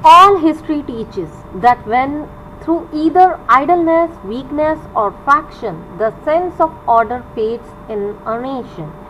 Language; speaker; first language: English; non-native, local second language; Punjabi